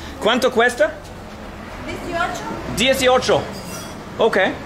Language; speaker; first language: Spanish; non-native, learner; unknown